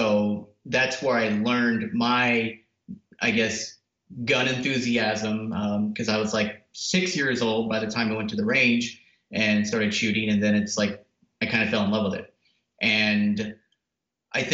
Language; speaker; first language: English; native; English